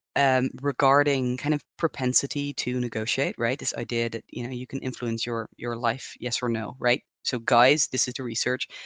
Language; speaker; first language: English; non-native, fluent; Dutch